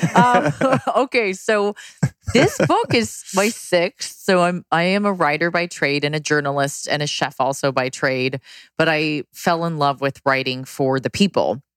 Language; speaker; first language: English; native; English